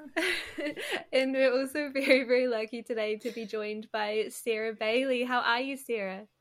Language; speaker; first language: English; native; English